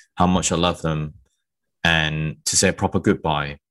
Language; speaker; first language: English; non-native, local second language; Cantonese